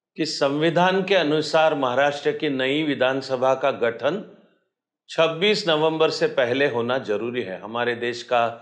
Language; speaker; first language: Hindi; non-native, local second language; Marathi